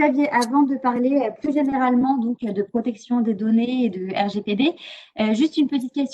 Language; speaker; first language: French; native; French